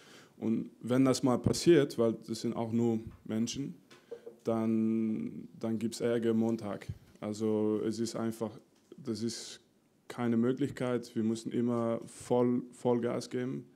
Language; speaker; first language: German; non-native, fluent; French